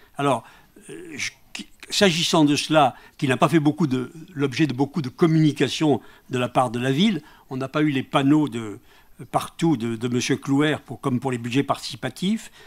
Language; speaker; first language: French; native; French